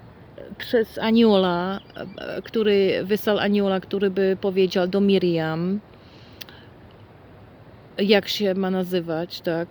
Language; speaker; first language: Polish; non-native, fluent; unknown